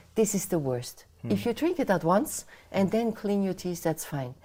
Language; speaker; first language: English; non-native, fluent; Swiss German